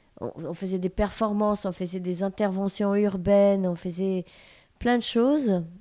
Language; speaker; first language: French; non-native, fluent; Portuguese